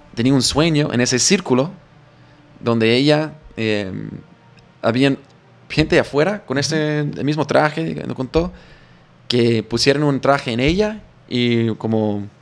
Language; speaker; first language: Spanish; non-native, fluent; English